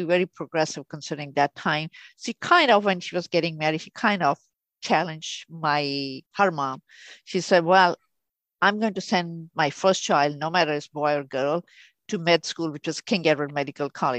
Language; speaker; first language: English; non-native, local second language; Urdu